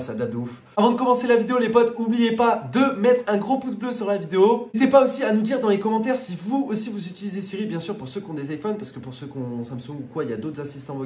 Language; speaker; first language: French; native; French